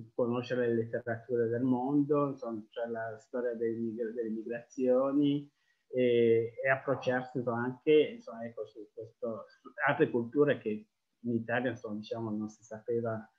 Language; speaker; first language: Italian; non-native, fluent; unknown